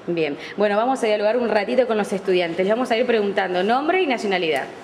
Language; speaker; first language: Spanish; native; Spanish